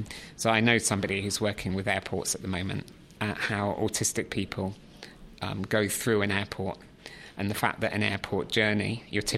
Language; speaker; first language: English; native; English